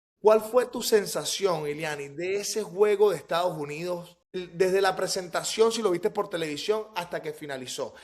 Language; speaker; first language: Spanish; native; Spanish